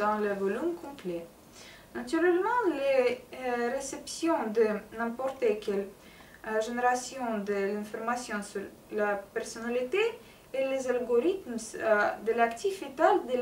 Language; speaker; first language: French; non-native, learner; Russian